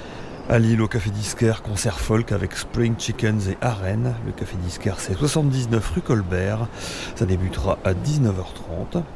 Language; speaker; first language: French; native; French